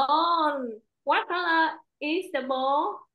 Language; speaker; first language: English; non-native, fluent; Vietnamese